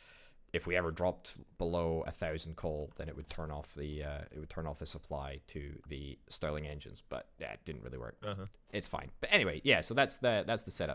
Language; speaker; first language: English; native; English